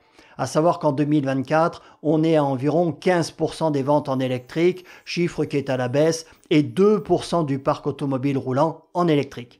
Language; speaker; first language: French; native; French